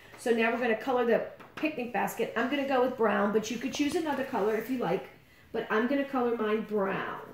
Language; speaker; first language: English; native; English